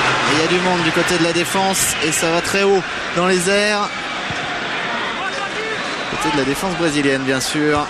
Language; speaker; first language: French; native; French